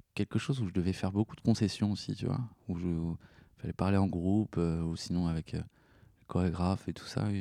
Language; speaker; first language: French; native; French